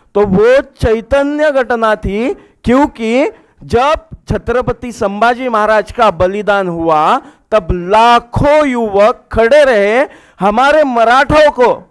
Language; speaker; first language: Hindi; non-native, local second language; Marathi